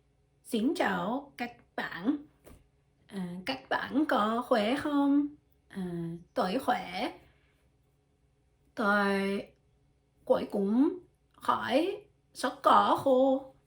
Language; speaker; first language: Vietnamese; non-native, learner; French